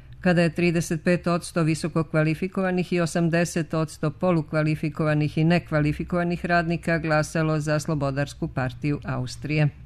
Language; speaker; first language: Bosnian; native; Bosnian